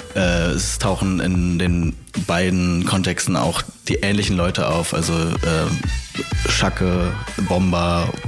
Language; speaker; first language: German; native; German